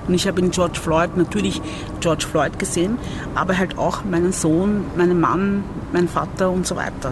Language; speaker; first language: German; early bilingual, other home language; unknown